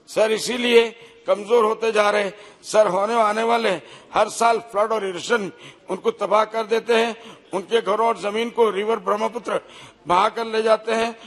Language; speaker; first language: Hindi; non-native, local second language; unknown